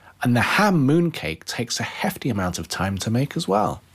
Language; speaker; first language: English; native; English